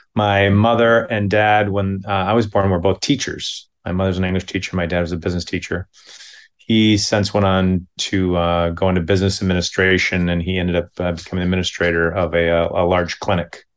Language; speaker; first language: English; native; English